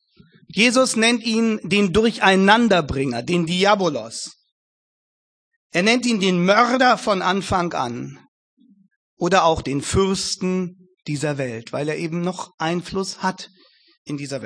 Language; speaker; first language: German; native; German